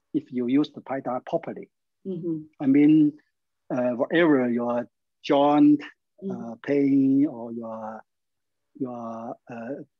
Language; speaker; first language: English; non-native, learner; Chinese